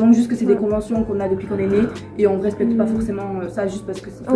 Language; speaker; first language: French; native; French